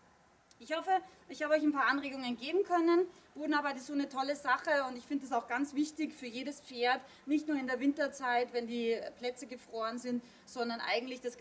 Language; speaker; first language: German; native; German